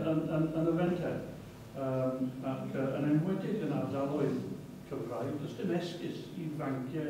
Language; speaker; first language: Welsh; native; Welsh